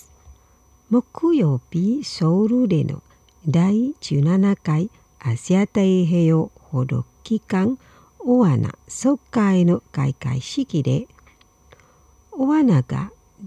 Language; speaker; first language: Japanese; non-native, fluent; Indonesian